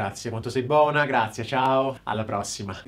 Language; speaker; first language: Italian; native; Italian